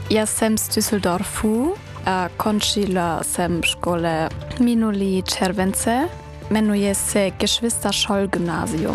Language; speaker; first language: Czech; non-native, learner; German